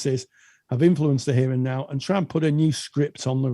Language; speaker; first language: English; native; English